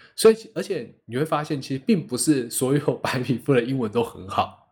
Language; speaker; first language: Chinese; native; Chinese